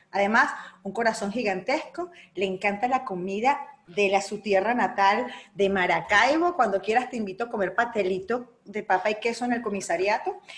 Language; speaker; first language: Spanish; native; Spanish